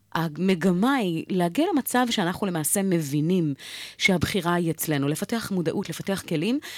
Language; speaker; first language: Hebrew; native; Hebrew